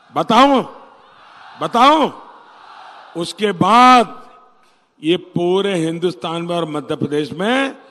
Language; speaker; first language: Hindi; non-native, local second language; Gujarati